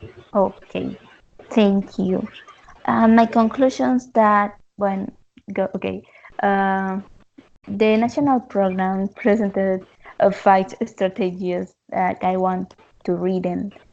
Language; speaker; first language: English; non-native, learner; Spanish